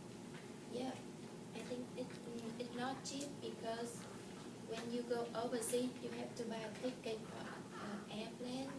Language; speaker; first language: English; non-native, learner; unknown